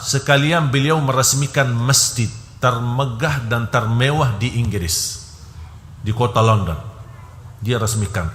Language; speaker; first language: Indonesian; non-native, fluent; Arabic